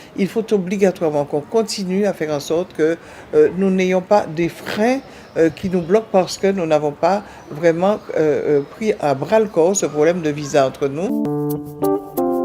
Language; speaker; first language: French; native; French